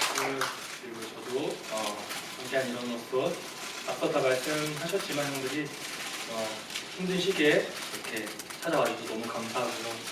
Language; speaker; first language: Korean; native; Korean